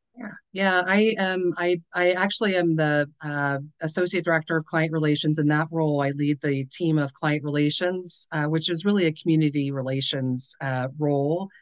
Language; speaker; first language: English; native; English